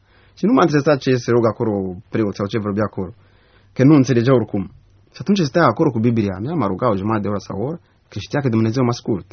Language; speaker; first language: Romanian; non-native, learner; Rundi